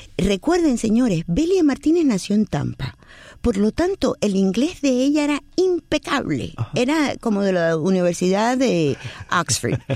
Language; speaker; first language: Spanish; native; Spanish